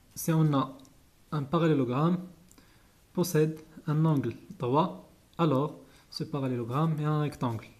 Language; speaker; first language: French; non-native, local second language; Arabic